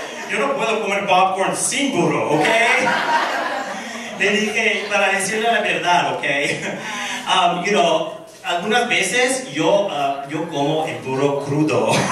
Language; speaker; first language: Spanish; non-native, fluent; English